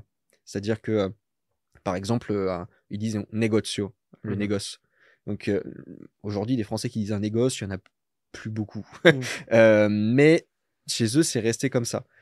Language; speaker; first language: French; native; French